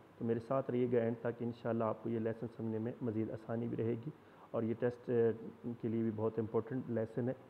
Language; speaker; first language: Urdu; non-native, local second language; Punjabi